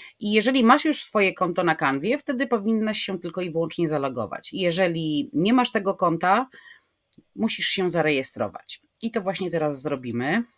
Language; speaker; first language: Polish; native; Polish